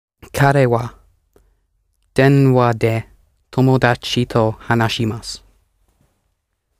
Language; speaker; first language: Japanese; non-native, learner; English